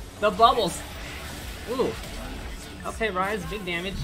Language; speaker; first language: English; native; English